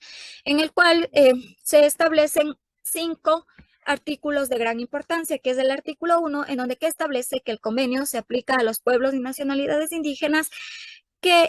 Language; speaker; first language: Spanish; native; Spanish